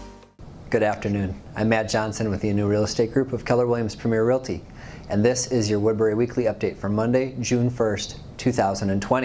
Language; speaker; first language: English; native; English